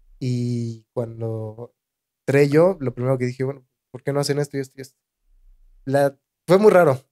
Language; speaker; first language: Spanish; native; Spanish